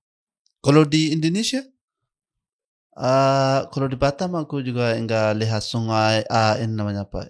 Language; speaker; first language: Indonesian; non-native, learner; Arabic